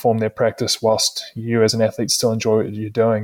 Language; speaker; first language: English; native; English